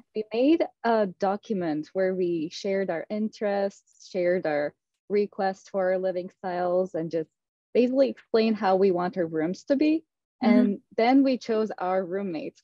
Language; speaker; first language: English; non-native, fluent; Turkish